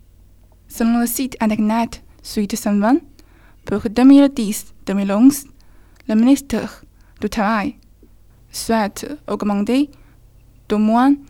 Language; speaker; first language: French; non-native, learner; Chinese